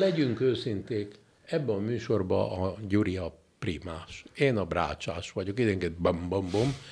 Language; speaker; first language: Hungarian; native; Hungarian